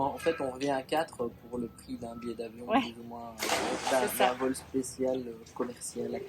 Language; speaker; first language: French; native; French